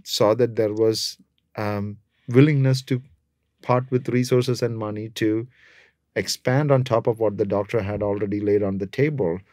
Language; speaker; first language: English; non-native, local second language; Malayalam